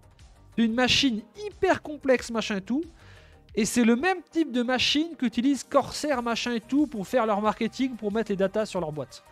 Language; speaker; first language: French; native; French